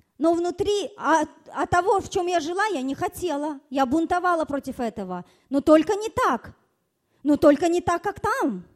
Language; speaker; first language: Russian; early bilingual, other home language; German